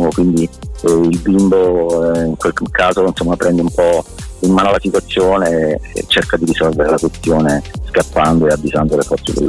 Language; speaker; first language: Italian; native; Italian